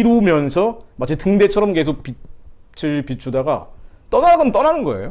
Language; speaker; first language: Korean; native; Korean